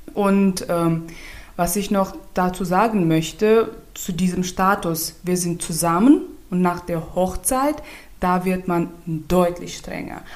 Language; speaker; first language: German; non-native, fluent; Turkmen